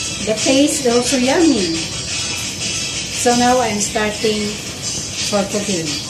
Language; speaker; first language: English; non-native, learner; Filipino